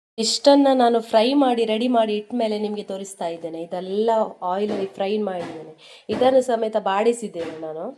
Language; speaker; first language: Kannada; non-native, local second language; Konkani